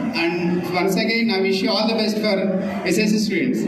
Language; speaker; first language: English; non-native, local second language; Telugu